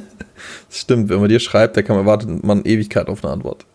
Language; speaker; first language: German; native; German